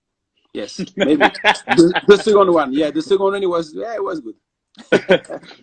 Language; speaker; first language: English; non-native, fluent; French